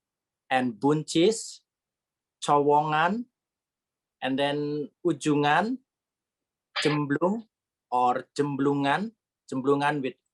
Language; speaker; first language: English; non-native, learner; Indonesian